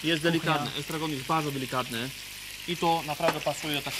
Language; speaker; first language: Polish; non-native, fluent; French